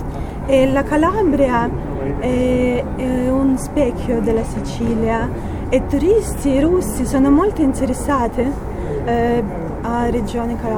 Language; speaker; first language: Italian; non-native, fluent; Russian